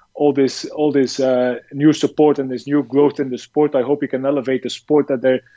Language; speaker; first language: English; non-native, fluent; Dutch